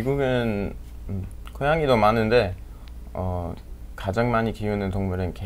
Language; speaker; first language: Korean; non-native, fluent; English